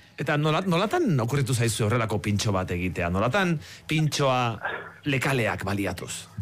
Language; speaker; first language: Basque; native; Basque